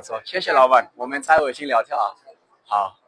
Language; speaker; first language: Chinese; non-native, learner; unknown